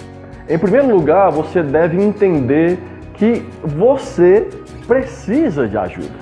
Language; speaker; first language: Portuguese; native; Portuguese